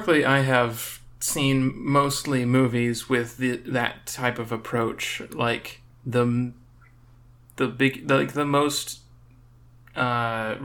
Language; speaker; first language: English; native; English